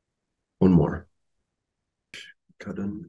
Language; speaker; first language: Turkish; non-native, learner; English